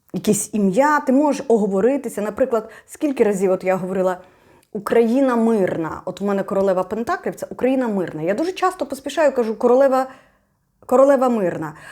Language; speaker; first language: Ukrainian; non-native, local second language; Russian